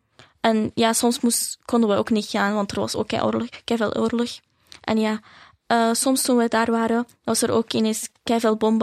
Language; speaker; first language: Dutch; early bilingual, other home language; Arabic